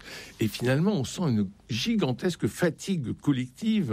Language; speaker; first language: French; native; French